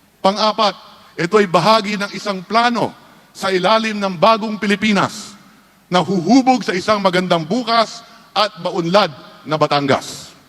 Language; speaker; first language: Filipino; native; Filipino